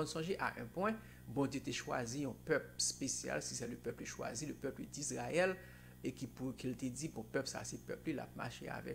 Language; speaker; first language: French; non-native, local second language; Haitian Creole